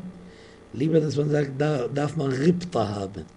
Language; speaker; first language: German; non-native, fluent; Arabic